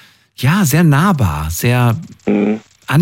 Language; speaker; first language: German; native; German